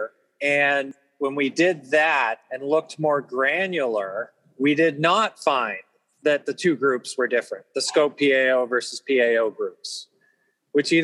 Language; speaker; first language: English; native; English